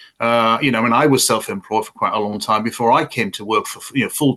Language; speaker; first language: English; native; English